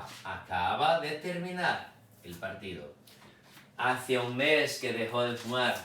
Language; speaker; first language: Spanish; non-native, fluent; Portuguese